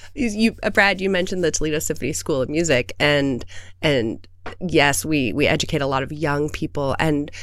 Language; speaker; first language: English; native; English